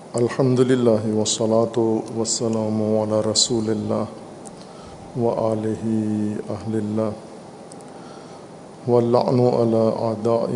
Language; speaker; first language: Urdu; non-native, local second language; Punjabi